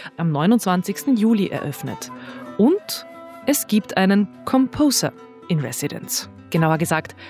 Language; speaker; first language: German; native; German